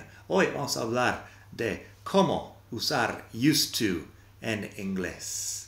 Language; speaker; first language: Spanish; non-native, fluent; English